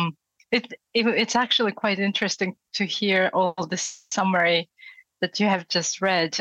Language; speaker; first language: English; non-native, fluent; Russian